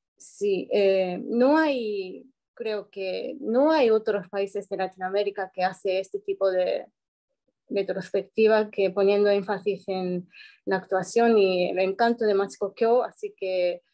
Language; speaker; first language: Spanish; non-native, fluent; Japanese